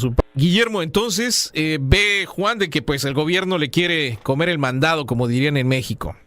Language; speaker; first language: Spanish; native; Spanish